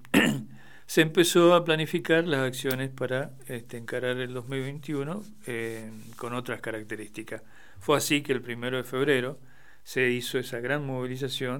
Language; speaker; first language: Spanish; native; Spanish